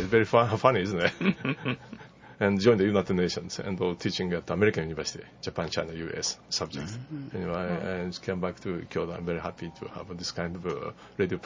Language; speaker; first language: English; non-native, learner; Japanese